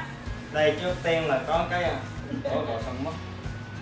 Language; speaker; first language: Vietnamese; early bilingual, other home language; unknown